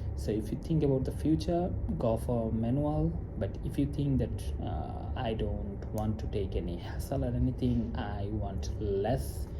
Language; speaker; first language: English; non-native, local second language; Sylheti